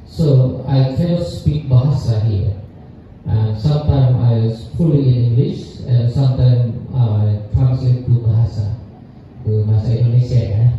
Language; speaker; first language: English; non-native, learner; Indonesian